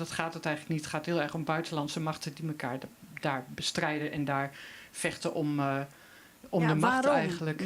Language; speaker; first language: Dutch; native; Dutch